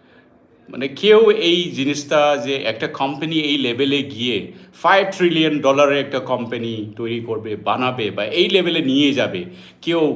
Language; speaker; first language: Bangla; non-native, local second language; Assamese